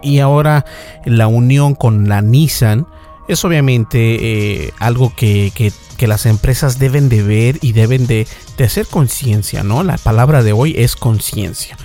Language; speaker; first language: Spanish; native; Spanish